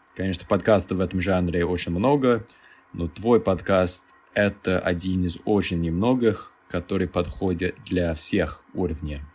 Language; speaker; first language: Russian; non-native, fluent; English